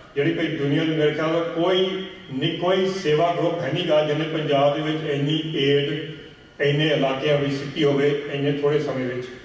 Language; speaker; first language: Punjabi; early bilingual, heritage; Punjabi